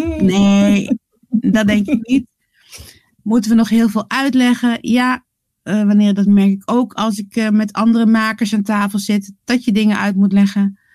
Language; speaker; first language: Dutch; native; Dutch